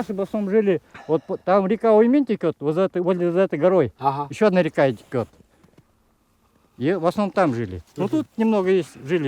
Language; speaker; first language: Russian; native; Russian